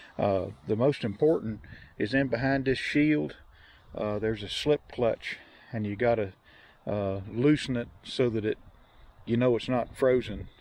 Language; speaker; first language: English; native; English